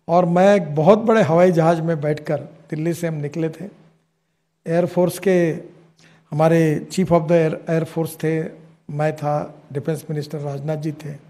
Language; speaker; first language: Hindi; non-native, local second language; Marathi